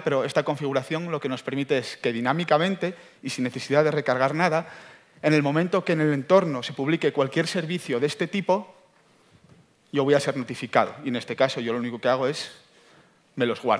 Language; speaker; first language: Spanish; native; Spanish